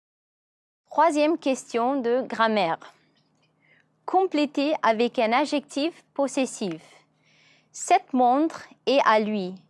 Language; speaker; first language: French; non-native, fluent; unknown